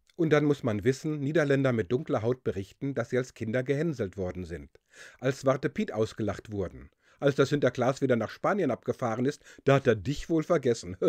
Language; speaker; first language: German; native; German